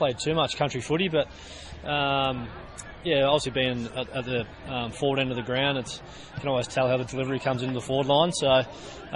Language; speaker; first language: English; native; English